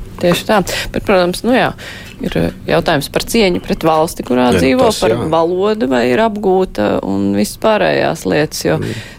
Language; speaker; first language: Latvian; native; Latvian